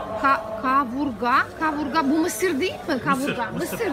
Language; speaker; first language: Turkish; non-native, learner; Russian